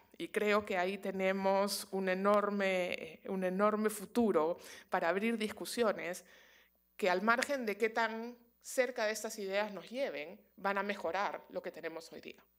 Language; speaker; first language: Spanish; native; Spanish